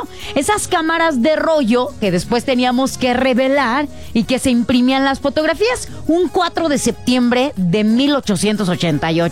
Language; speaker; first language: Spanish; native; Spanish